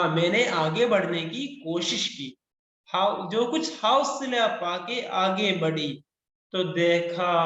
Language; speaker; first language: Hindi; non-native, local second language; Malayalam